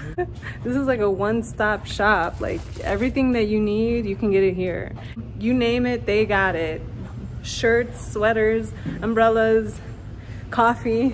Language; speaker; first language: English; native; English